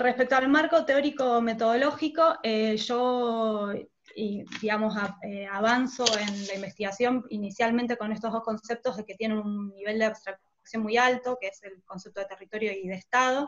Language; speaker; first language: Spanish; native; Spanish